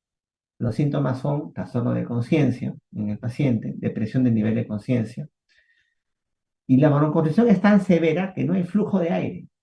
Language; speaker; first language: Spanish; native; Spanish